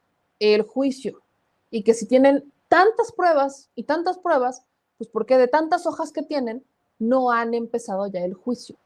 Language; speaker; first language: Spanish; native; Spanish